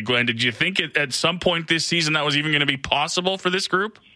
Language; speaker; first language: English; native; English